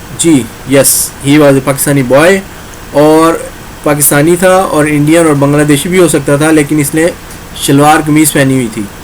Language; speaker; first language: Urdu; non-native, local second language; Punjabi